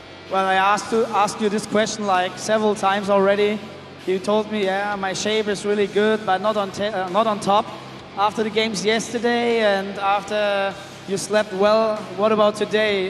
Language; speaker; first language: English; non-native, fluent; German